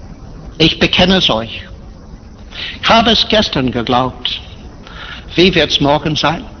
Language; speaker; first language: German; non-native, fluent; English